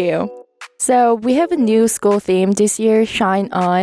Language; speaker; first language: English; non-native, fluent; Korean